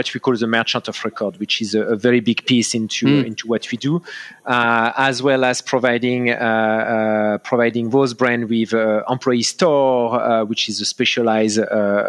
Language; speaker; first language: English; non-native, fluent; French